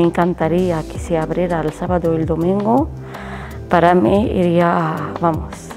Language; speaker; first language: Spanish; non-native, learner; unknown